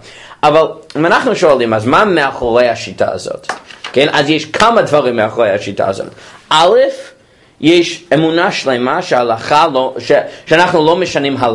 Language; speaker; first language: Hebrew; non-native, fluent; English